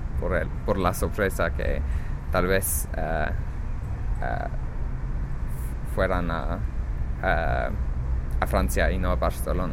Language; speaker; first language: Spanish; non-native, fluent; English